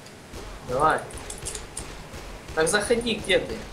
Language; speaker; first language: Russian; native; Russian